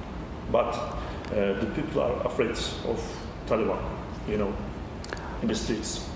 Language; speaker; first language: English; non-native, learner; Turkish